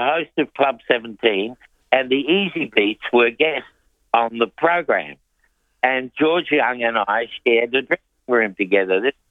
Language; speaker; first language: English; native; English